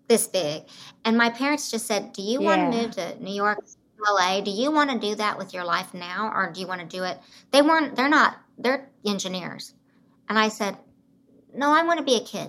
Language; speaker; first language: English; native; English